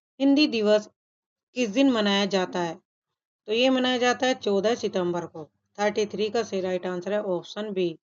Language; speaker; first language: Hindi; native; Hindi